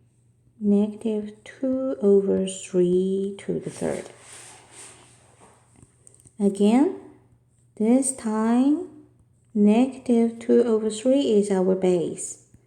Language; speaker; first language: English; non-native, fluent; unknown